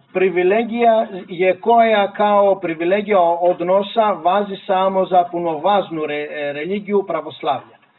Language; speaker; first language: Serbian; non-native, fluent; Greek